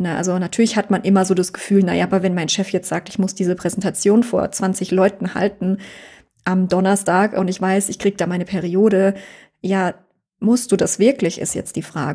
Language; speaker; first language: German; native; German